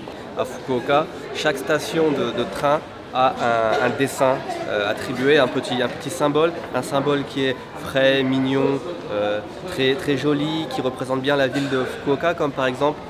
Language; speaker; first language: French; native; French